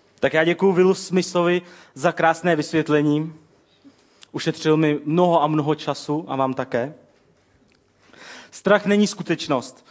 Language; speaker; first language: Czech; native; Czech